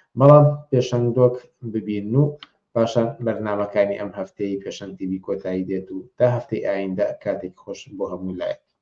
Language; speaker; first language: Central Kurdish; native; Central Kurdish